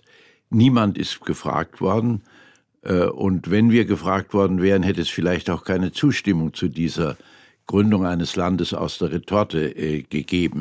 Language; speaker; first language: German; native; German